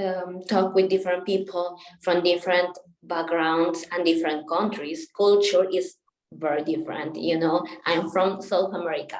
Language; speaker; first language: English; non-native, local second language; Spanish